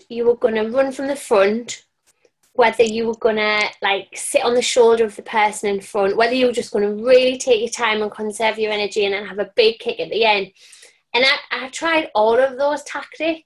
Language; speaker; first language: English; native; English